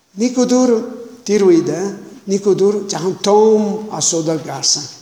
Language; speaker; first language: Mongolian; non-native, learner; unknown